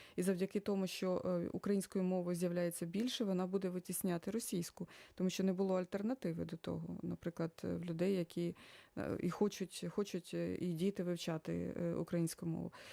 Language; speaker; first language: Ukrainian; native; Ukrainian